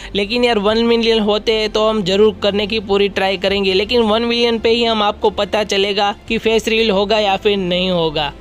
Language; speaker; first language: Hindi; non-native, local second language; Gujarati